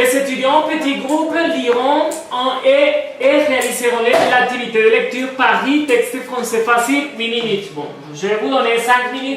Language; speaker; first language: French; non-native, fluent; Spanish